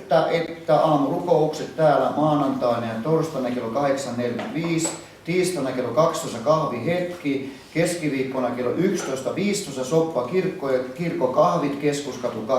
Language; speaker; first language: Finnish; native; Finnish